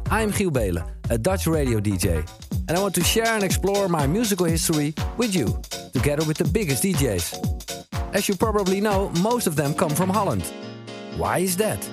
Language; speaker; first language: English; non-native, fluent; Dutch